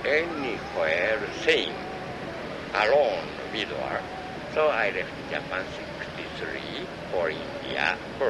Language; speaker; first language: English; non-native, learner; Japanese